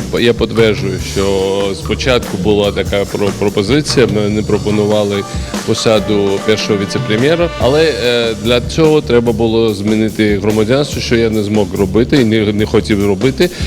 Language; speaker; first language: Ukrainian; non-native, learner; Georgian